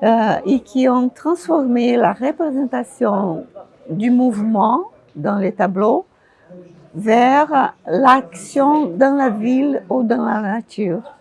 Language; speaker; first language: French; non-native, fluent; Portuguese